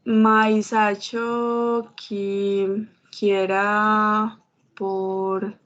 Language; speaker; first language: Portuguese; non-native, learner; Spanish